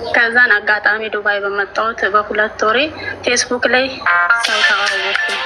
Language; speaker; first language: Amharic; native; Amharic